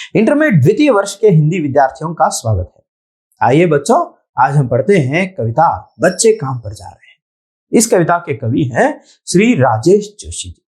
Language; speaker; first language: Hindi; non-native, local second language; Telugu